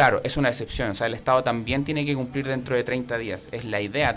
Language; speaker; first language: Spanish; native; Spanish